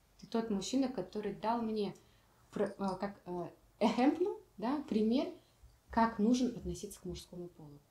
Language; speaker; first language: Russian; native; Russian